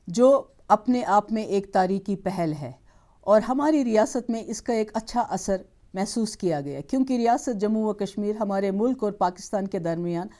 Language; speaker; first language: Hindi; non-native, local second language; Kashmiri